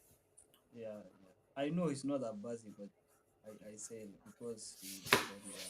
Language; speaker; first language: English; non-native, fluent; Arabic